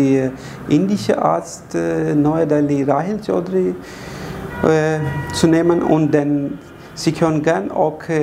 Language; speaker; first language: German; non-native, learner; Hindi